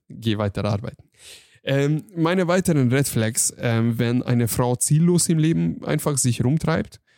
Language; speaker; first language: German; non-native, fluent; Hungarian